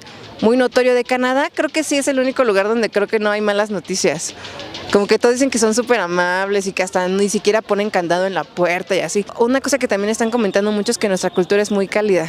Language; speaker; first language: Spanish; native; Spanish